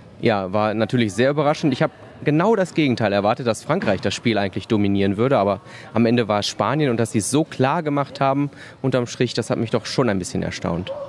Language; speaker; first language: German; native; German